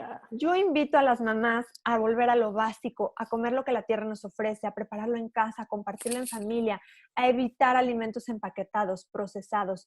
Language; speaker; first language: Spanish; native; Spanish